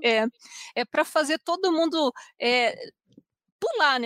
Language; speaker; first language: Portuguese; native; Portuguese